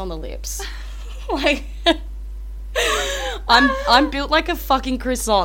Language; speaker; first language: English; native; English